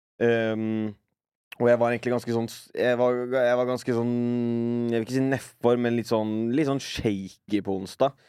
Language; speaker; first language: Norwegian; native; Norwegian